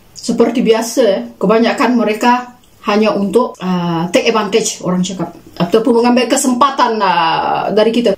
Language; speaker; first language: Malay; native; Malay